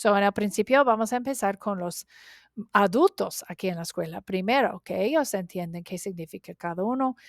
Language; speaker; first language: Spanish; non-native, learner; English